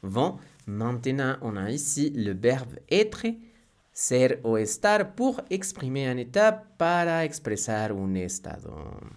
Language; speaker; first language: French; non-native, fluent; Spanish